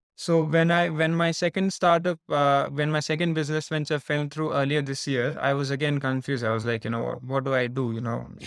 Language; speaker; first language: English; non-native, local second language; Telugu